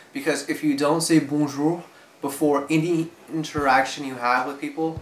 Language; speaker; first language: English; native; English